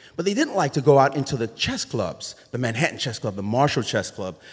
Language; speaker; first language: English; native; English